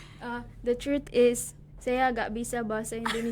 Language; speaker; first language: Indonesian; non-native, learner; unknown